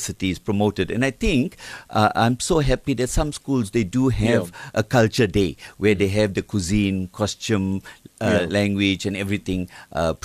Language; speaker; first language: English; native; English